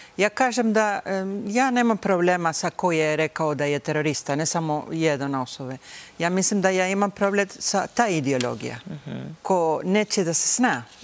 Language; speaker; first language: Bosnian; early bilingual, heritage; Bosnian